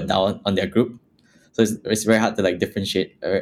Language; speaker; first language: English; non-native, local second language; Chinese